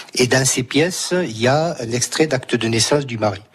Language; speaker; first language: French; native; French